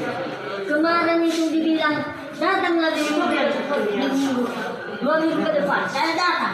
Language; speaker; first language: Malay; non-native, local second language; Nias